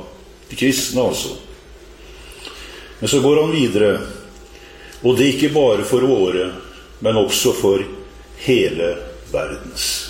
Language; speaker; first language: Norwegian; native; Norwegian